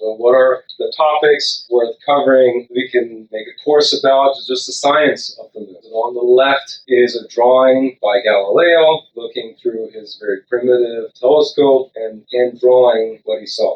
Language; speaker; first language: English; non-native, local second language; Sinhala